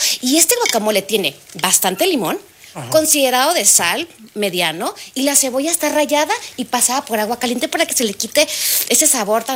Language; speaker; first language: Spanish; native; Spanish